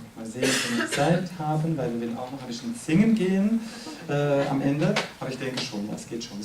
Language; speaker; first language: German; non-native, fluent; French